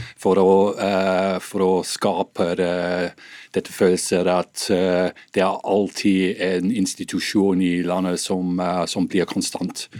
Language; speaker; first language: Norwegian; non-native, fluent; English